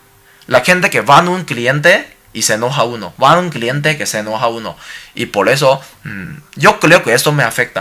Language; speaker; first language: Spanish; non-native, learner; Cantonese